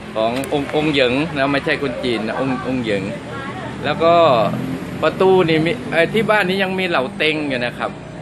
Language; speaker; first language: Thai; native; Thai